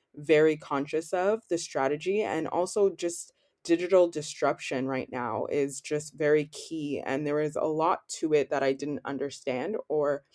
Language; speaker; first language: English; native; English